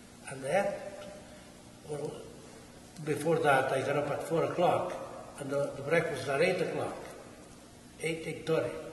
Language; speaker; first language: English; non-native, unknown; Portuguese